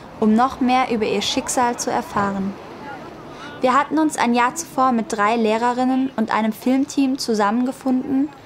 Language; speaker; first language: German; native; German